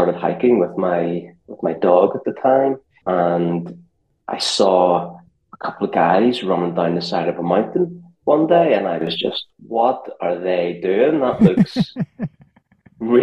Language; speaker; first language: English; native; English